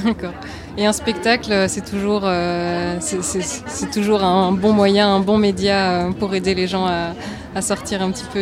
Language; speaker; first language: French; native; French